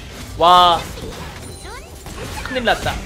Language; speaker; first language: Korean; native; Korean